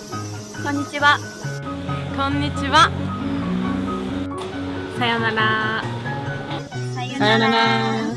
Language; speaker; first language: Japanese; non-native, learner; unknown